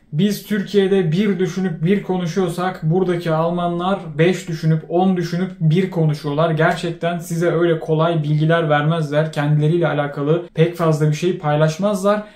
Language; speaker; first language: Turkish; native; Turkish